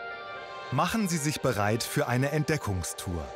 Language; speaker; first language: German; native; German